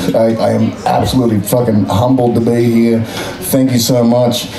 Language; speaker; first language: English; native; English